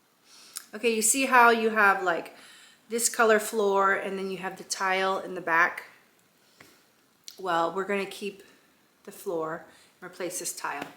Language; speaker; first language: English; native; English